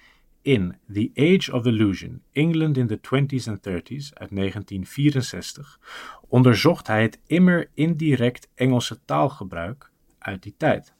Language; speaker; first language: Dutch; native; Dutch